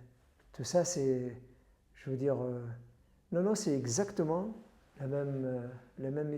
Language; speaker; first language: French; non-native, fluent; Arabic